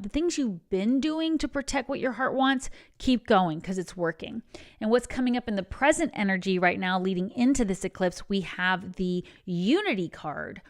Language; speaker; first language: English; native; English